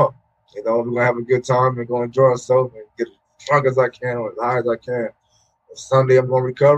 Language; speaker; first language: English; native; English